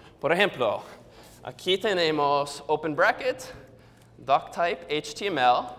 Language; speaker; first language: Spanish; non-native, learner; English